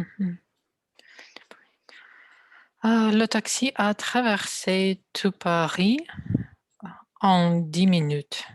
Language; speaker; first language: French; non-native, learner; Russian